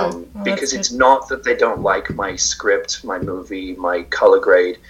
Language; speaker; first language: English; native; English